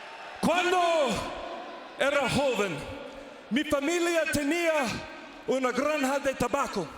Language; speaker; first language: Spanish; non-native, learner; English